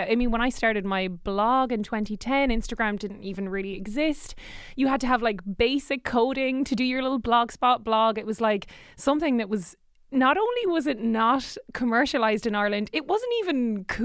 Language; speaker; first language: English; native; English